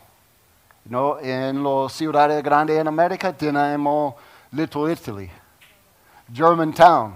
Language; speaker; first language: Spanish; non-native, learner; English